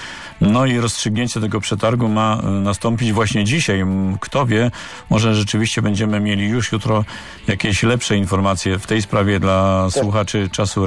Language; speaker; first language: Polish; native; Polish